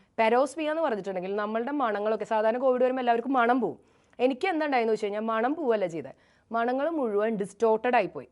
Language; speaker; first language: Malayalam; native; Malayalam